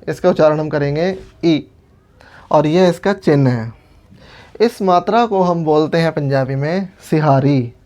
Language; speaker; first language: Hindi; non-native, local second language; Punjabi